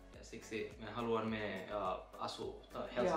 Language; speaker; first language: Finnish; non-native, learner; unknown